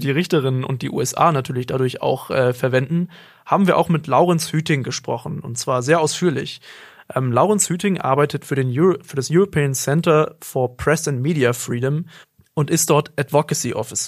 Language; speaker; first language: German; native; German